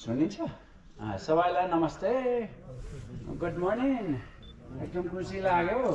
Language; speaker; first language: Nepali; non-native, fluent; English